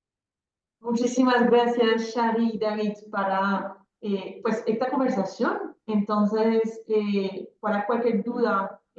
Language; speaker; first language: Spanish; non-native, fluent; French